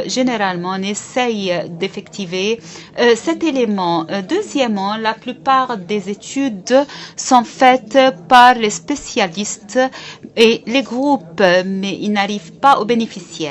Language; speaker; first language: French; non-native, fluent; Arabic